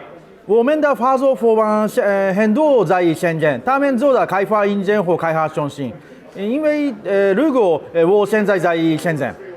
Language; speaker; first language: Chinese; non-native, learner; Japanese